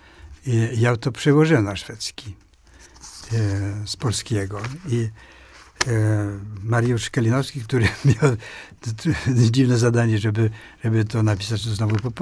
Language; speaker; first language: Polish; non-native, fluent; Swedish